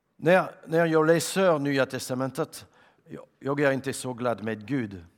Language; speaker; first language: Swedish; non-native, fluent; French